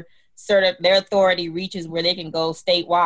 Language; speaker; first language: English; native; English